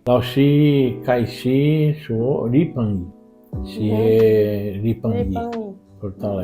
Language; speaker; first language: Chinese; non-native, learner; Portuguese